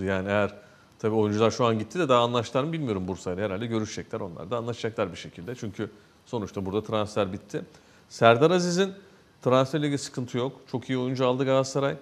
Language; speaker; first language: Turkish; native; Turkish